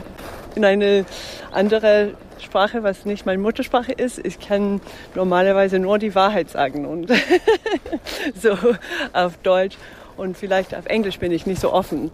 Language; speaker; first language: German; non-native, fluent; English